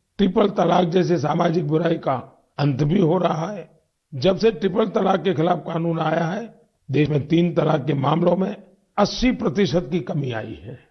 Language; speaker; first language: Hindi; non-native, local second language; Gujarati